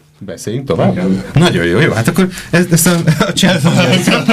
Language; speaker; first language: Hungarian; native; Hungarian